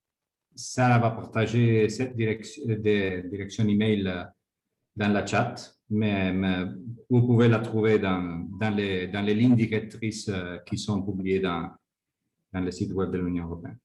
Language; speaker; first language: French; non-native, fluent; Spanish